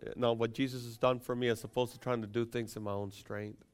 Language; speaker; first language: English; non-native, fluent; Spanish